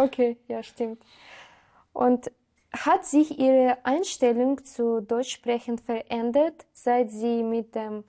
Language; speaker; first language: German; non-native, learner; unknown